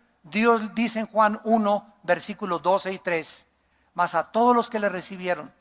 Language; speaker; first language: Spanish; native; Spanish